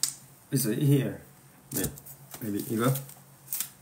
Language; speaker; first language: English; non-native, learner; Korean